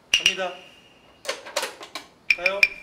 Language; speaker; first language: Korean; native; Korean